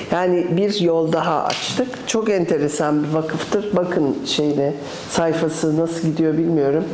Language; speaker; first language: Turkish; early bilingual, other home language; English